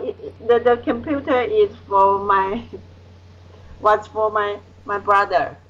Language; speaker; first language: English; non-native, learner; Chinese